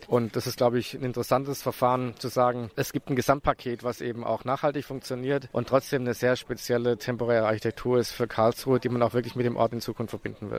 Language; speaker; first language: German; native; German